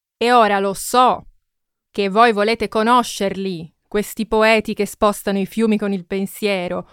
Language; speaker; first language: Italian; native; Italian